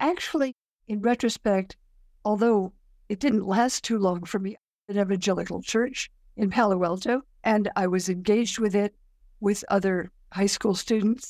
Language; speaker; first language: English; native; English